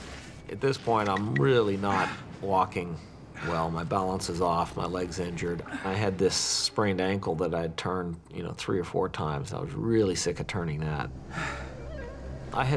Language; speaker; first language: English; native; English